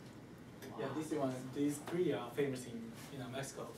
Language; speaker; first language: English; non-native, fluent; Japanese